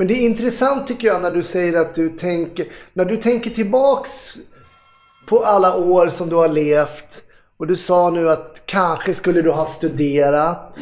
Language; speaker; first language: Swedish; native; Swedish